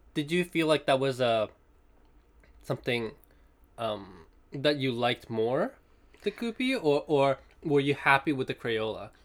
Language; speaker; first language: English; non-native, local second language; Cantonese